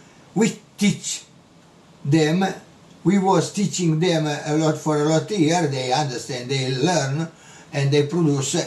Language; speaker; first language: English; non-native, learner; Italian